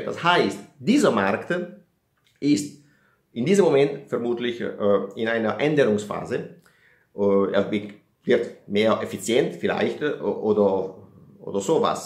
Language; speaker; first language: German; non-native, fluent; Italian